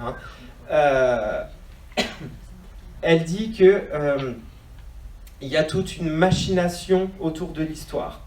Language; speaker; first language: French; native; French